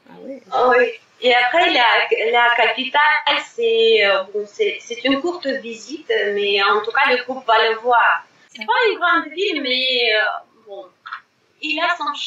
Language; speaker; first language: French; non-native, fluent; Russian